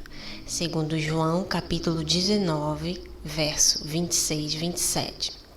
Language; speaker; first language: Portuguese; native; Portuguese